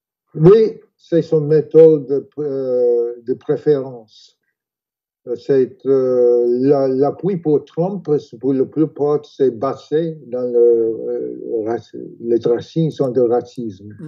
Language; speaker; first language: French; non-native, fluent; English